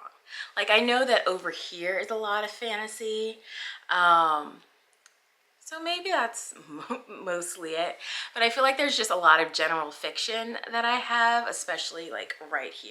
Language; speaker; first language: English; native; English